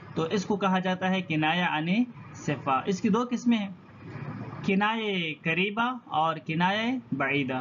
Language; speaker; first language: Urdu; non-native, local second language; Pashto